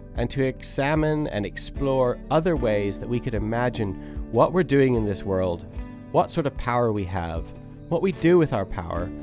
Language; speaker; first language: English; native; English